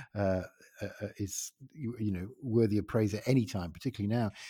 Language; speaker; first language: English; native; English